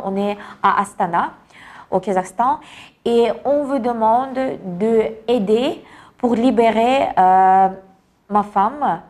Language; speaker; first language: French; non-native, learner; Kazakh